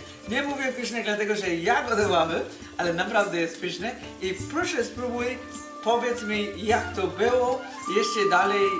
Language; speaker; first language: Polish; non-native, learner; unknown